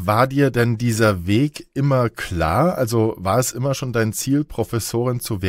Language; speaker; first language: German; native; German